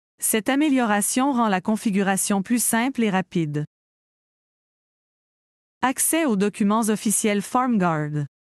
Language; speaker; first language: French; native; French